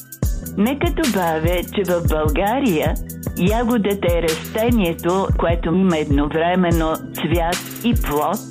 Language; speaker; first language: Bulgarian; native; Bulgarian